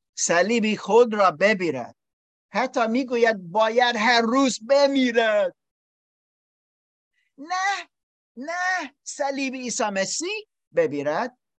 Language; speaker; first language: Persian; non-native, learner; English